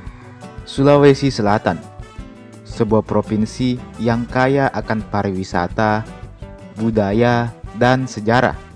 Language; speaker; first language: Indonesian; native; Indonesian